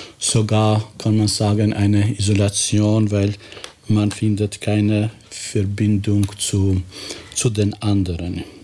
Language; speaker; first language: German; non-native, fluent; Albanian